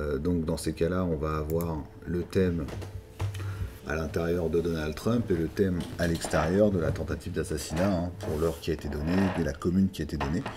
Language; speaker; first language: French; native; French